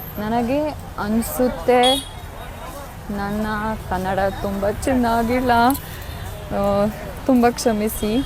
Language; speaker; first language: Kannada; non-native, learner; English